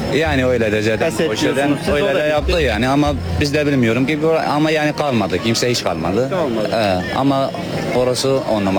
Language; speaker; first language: Turkish; non-native, learner; Arabic